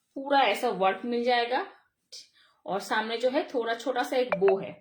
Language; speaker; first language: Hindi; non-native, local second language; Bangla